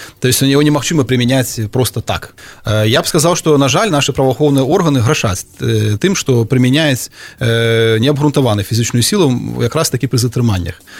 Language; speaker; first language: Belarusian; non-native, local second language; Russian